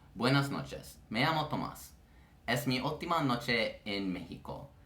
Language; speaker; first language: Spanish; non-native, learner; English